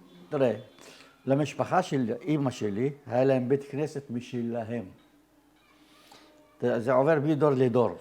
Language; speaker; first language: Hebrew; early bilingual, other home language; Arabic